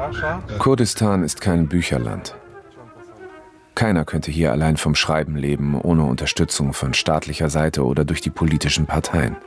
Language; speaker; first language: German; native; German